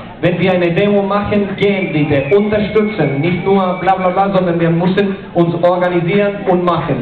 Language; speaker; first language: German; non-native, fluent; Spanish